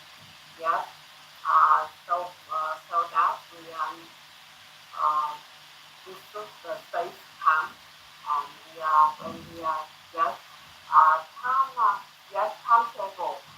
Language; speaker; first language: English; non-native, learner; Thai